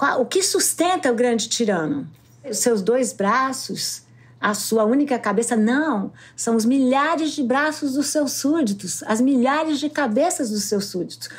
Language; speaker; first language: Portuguese; native; Portuguese